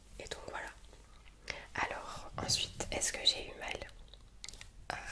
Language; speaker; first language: French; early bilingual, other home language; Polish